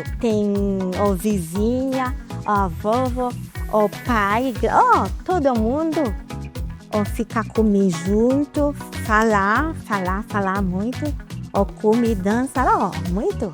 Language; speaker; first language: Portuguese; non-native, learner; Haitian Creole